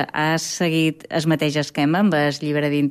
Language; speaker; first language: Catalan; native; Catalan